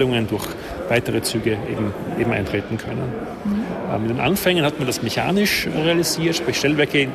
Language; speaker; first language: German; native; German